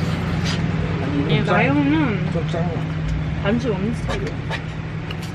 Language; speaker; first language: Korean; early bilingual, heritage; Korean